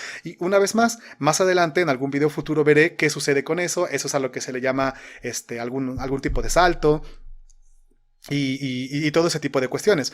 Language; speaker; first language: Spanish; native; Spanish